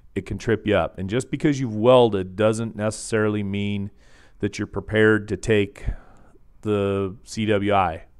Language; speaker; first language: English; native; English